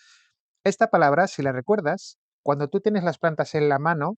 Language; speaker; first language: Spanish; native; Spanish